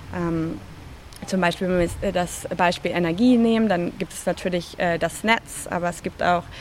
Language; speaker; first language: German; native; German